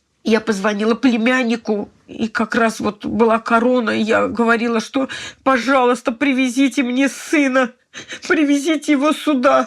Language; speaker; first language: Russian; native; Russian